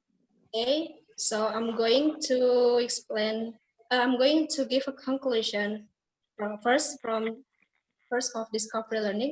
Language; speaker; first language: English; non-native, learner; Indonesian